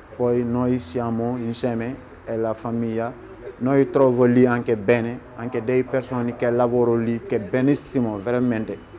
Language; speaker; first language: Italian; non-native, learner; Wolof